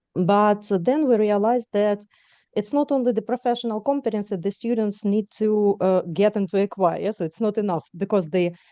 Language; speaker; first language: English; non-native, fluent; Ukrainian